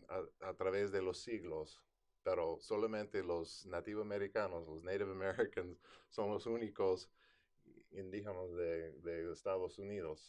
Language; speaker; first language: Spanish; non-native, fluent; English